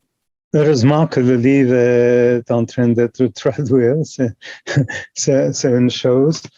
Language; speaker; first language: French; non-native, local second language; English